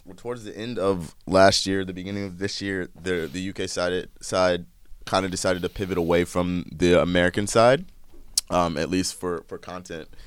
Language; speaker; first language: English; native; English